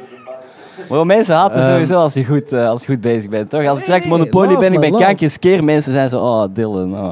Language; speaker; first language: Dutch; native; Dutch